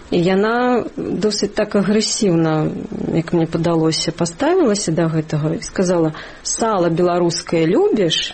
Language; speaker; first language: Belarusian; non-native, local second language; Russian